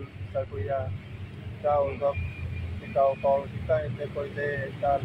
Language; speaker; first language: Filipino; non-native, learner; Punjabi